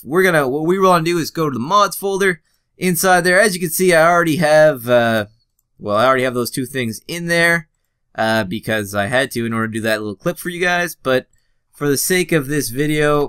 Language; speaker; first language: English; native; English